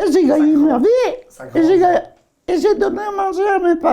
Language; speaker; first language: French; non-native, learner; Italian